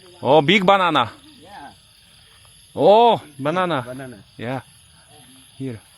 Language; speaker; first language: English; non-native, learner; Polish